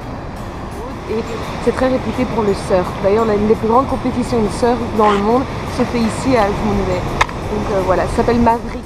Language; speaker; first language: French; native; French